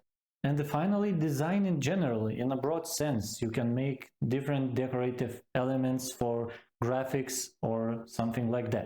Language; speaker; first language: English; non-native, fluent; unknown